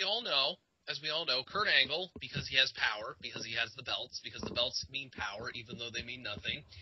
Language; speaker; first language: English; native; English